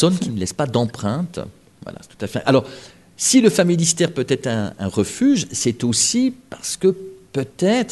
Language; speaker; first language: French; native; French